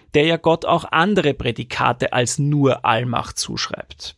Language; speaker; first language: German; native; German